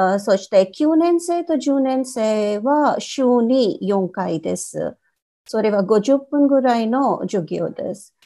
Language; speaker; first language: Japanese; non-native, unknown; Hindi